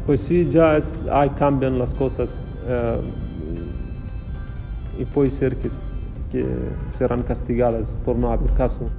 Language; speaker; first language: Spanish; non-native, fluent; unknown